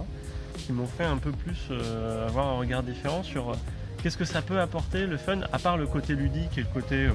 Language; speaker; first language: French; native; French